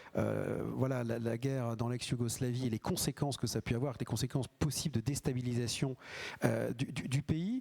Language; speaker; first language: French; native; French